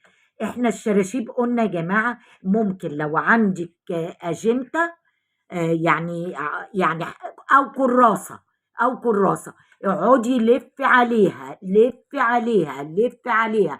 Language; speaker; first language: Arabic; native; Arabic